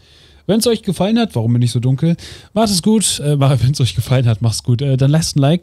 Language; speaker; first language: German; native; German